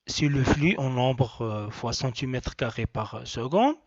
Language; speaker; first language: French; non-native, local second language; Arabic